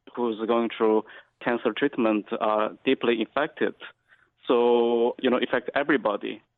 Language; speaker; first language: English; non-native, fluent; Chinese